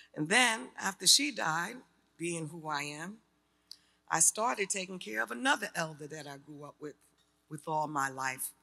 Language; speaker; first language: English; native; English